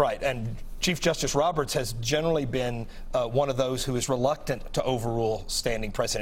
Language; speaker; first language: English; native; English